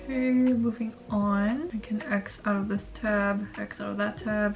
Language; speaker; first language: English; early bilingual, other home language; Korean